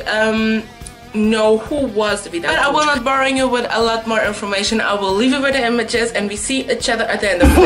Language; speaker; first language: English; non-native, fluent; Portuguese